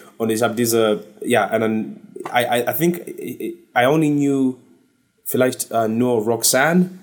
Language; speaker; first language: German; non-native, learner; English